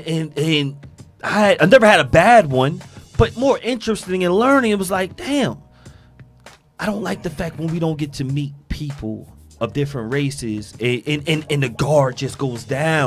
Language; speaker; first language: English; native; English